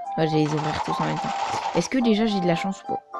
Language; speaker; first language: French; native; French